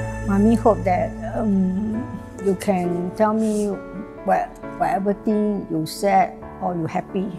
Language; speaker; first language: English; non-native, local second language; Chinese